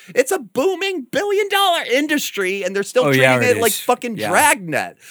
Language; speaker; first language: English; native; English